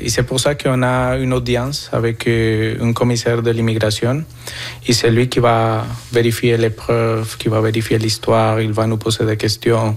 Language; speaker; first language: French; non-native, fluent; Spanish